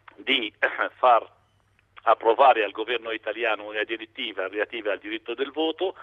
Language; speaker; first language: Italian; non-native, fluent; Arabic